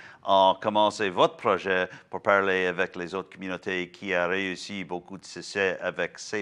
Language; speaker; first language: French; non-native, learner; English